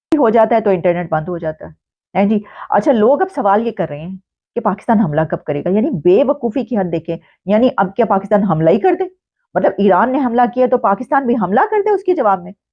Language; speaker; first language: Urdu; native; Urdu